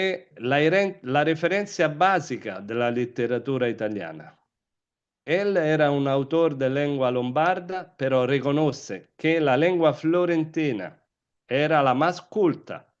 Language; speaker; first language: Spanish; non-native, fluent; Italian